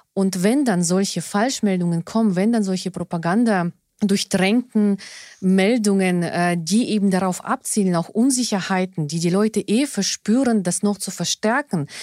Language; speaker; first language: German; non-native, fluent; Russian